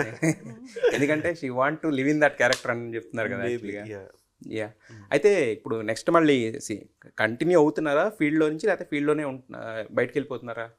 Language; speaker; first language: Telugu; native; Telugu